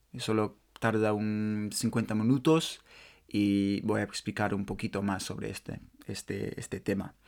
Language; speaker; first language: Spanish; non-native, learner; English